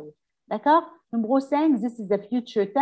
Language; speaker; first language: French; non-native, fluent; Arabic